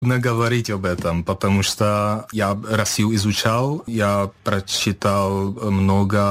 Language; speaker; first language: Russian; non-native, fluent; Czech